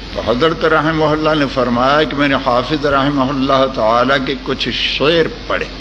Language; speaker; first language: Urdu; native; Urdu